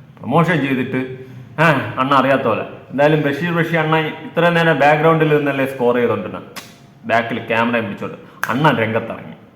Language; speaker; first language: Malayalam; native; Malayalam